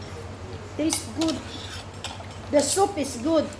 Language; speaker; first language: English; non-native, learner; Filipino